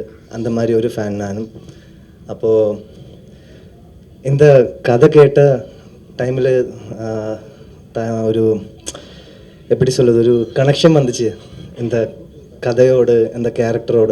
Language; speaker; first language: Tamil; non-native, learner; Malayalam